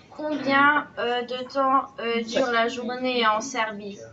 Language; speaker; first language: French; early bilingual, other home language; Serbian